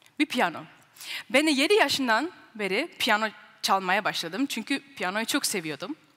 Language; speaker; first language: Turkish; early bilingual, heritage; Turkish